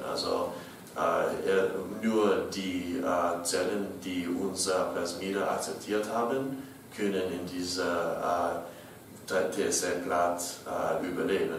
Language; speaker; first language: German; non-native, learner; English